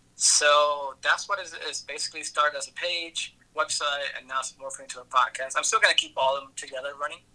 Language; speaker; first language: English; early bilingual, other home language; Spanish